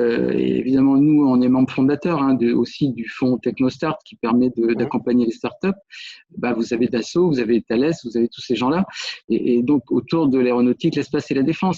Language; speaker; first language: French; native; French